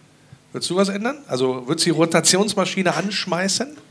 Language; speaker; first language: German; native; German